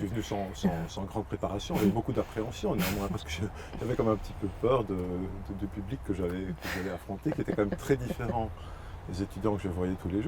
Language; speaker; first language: French; native; French